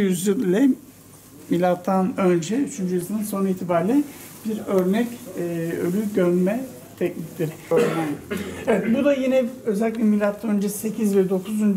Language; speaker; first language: Turkish; native; Turkish